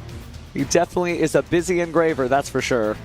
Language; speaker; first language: English; native; English